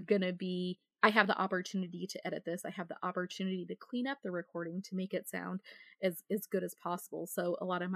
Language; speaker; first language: English; native; English